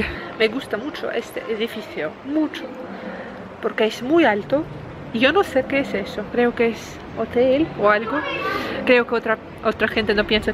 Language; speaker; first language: Spanish; non-native, learner; Russian